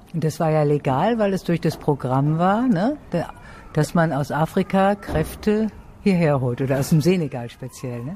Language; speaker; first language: German; native; German